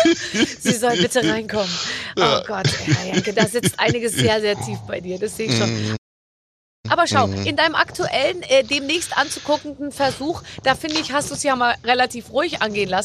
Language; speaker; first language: German; native; German